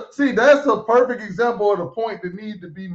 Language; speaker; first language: English; native; English